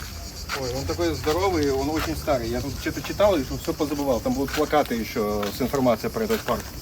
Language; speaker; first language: Russian; native; Russian